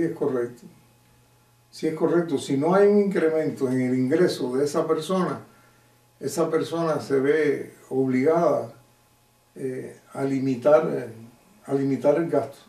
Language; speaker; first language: Spanish; native; Spanish